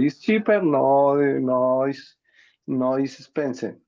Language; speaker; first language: English; non-native, learner; Spanish